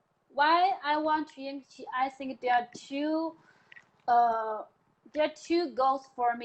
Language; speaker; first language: English; non-native, learner; Chinese